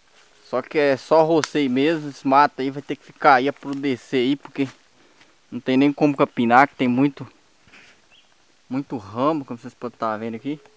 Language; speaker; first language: Portuguese; native; Portuguese